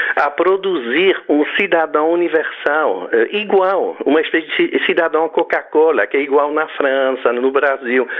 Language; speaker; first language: Portuguese; non-native, fluent; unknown